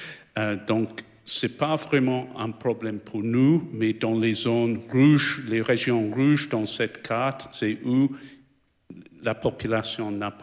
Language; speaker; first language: French; non-native, fluent; English